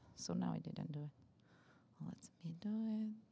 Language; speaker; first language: English; non-native, fluent; Czech